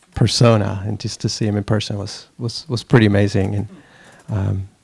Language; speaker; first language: English; non-native, fluent; Swedish